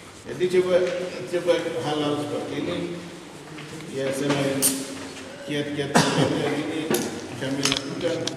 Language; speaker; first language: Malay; non-native, local second language; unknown